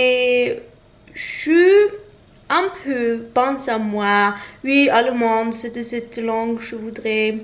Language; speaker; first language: French; non-native, learner; Norwegian